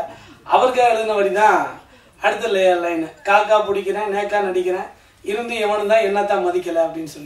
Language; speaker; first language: Tamil; native; Tamil